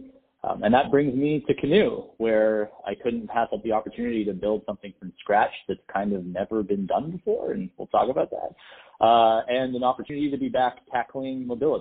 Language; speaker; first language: English; native; English